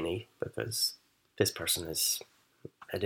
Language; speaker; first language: English; native; English